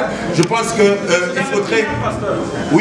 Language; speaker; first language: French; non-native, local second language; Lingala